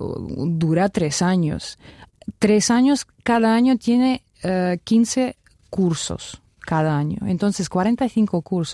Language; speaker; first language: Spanish; non-native, fluent; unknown